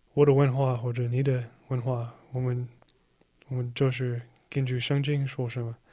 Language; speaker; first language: Chinese; non-native, learner; English